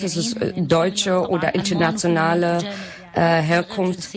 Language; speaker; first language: German; non-native, learner; Arabic